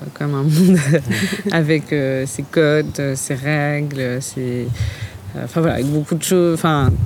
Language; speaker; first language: French; native; French